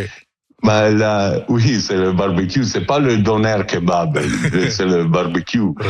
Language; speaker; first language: French; non-native, learner; Italian